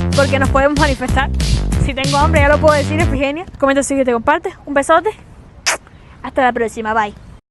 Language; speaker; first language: Spanish; native; Spanish